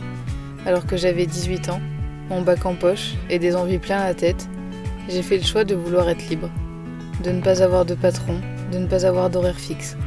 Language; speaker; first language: French; native; French